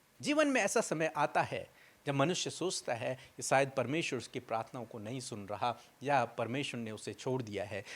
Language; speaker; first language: Hindi; native; Hindi